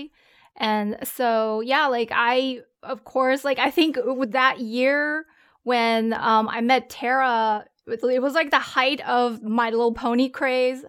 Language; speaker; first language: English; non-native, fluent; Chinese